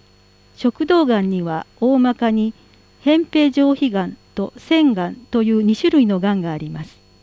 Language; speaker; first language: Japanese; native; Japanese